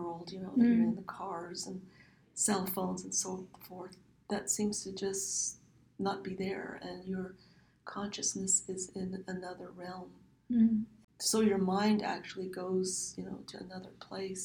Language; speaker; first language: English; early bilingual, other home language; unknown